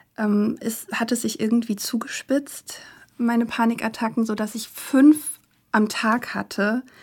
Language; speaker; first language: German; native; German